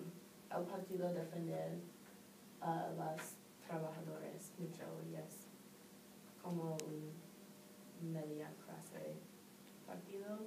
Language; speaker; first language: Spanish; non-native, learner; English